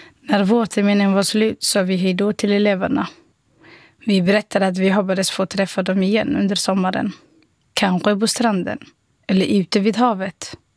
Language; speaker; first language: Swedish; non-native, fluent; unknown